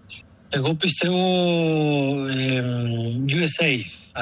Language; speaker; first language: Greek; non-native, learner; Spanish